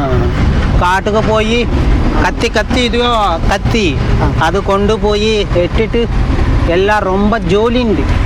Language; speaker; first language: Malayalam; non-native, learner; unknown